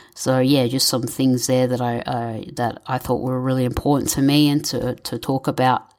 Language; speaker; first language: English; native; English